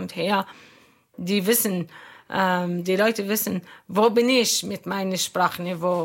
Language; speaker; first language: German; non-native, learner; Arabic